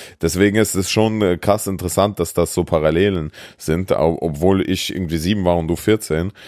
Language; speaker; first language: German; early bilingual, other home language; Russian